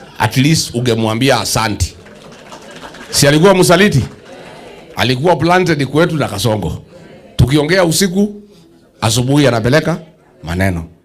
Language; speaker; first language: Swahili; non-native, local second language; Kikuyu